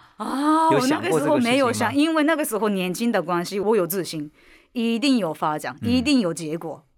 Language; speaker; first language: Chinese; non-native, fluent; Japanese